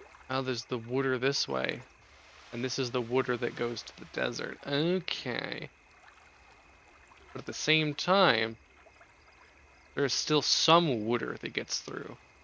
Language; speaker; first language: English; native; English